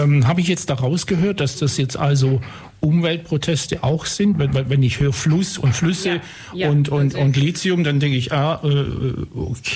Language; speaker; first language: German; native; German